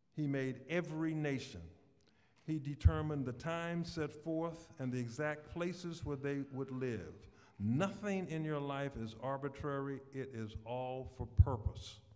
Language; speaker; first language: English; native; English